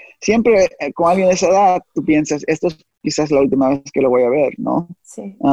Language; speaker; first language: Spanish; early bilingual, heritage; Spanish